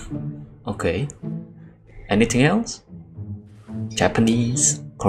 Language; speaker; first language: English; non-native, fluent; Indonesian